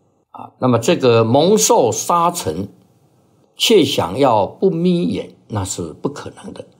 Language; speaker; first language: Chinese; native; Chinese